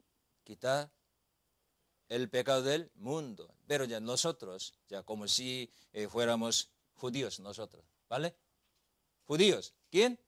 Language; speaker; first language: Spanish; non-native, learner; Korean